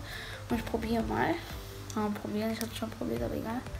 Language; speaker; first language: German; early bilingual, other home language; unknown